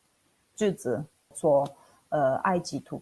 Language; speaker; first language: Chinese; non-native, fluent; Italian